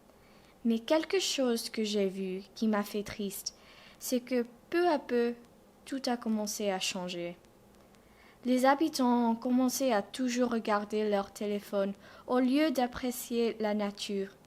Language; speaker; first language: French; non-native, fluent; English